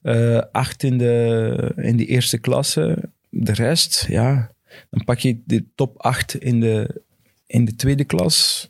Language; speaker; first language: Dutch; non-native, fluent; Portuguese